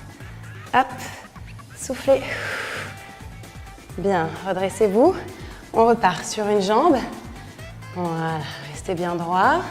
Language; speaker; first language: French; native; French